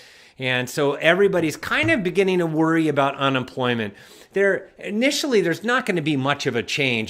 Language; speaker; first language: English; native; English